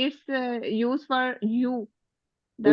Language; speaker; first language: English; non-native, learner; Urdu